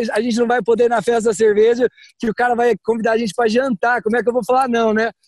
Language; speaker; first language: Portuguese; early bilingual, heritage; Portuguese